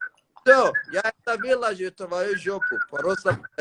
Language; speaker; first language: Russian; non-native, learner; Tajik